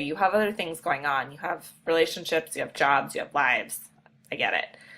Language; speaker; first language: English; native; English